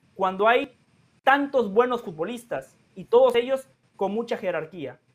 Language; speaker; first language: Spanish; native; Spanish